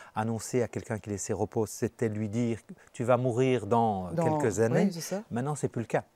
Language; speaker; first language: French; native; French